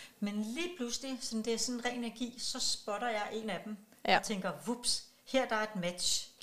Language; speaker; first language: Danish; non-native, local second language; Kalaallisut